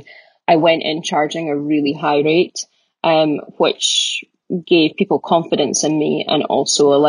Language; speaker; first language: English; native; English